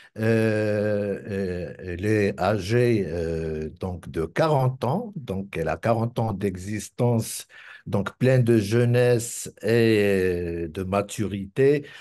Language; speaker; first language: French; non-native, local second language; Arabic